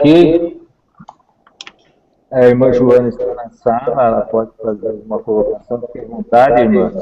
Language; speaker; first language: Portuguese; native; Portuguese